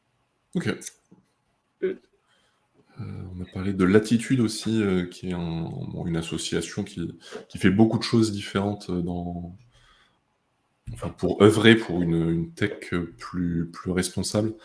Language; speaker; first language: French; native; French